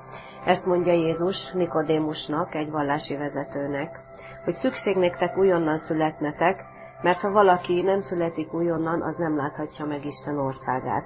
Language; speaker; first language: Hungarian; native; Hungarian